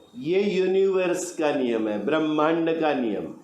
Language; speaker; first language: Hindi; non-native, local second language; Marathi